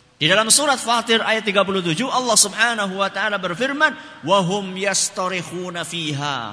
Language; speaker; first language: Indonesian; non-native, local second language; Javanese